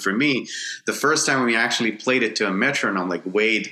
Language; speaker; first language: English; non-native, local second language; Bangla